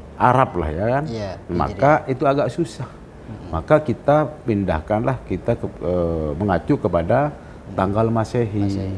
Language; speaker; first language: Indonesian; native; Indonesian